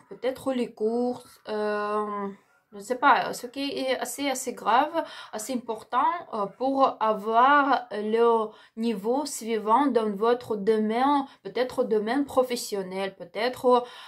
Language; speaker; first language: French; non-native, learner; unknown